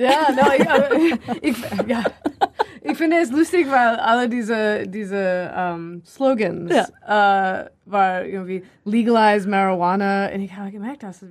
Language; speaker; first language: German; non-native, learner; English